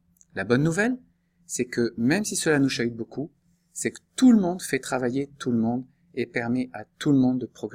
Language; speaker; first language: French; native; French